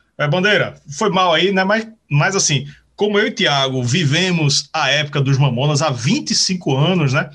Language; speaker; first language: Portuguese; native; Portuguese